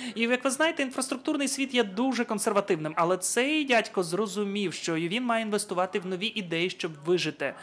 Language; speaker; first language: Ukrainian; non-native, fluent; Dutch